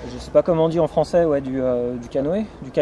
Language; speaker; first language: French; native; French